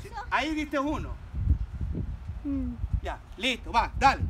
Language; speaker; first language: Spanish; native; Spanish